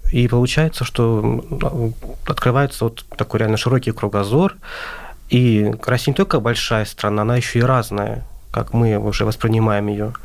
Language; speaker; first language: Russian; non-native, local second language; Azerbaijani